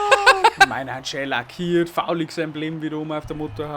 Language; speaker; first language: German; native; German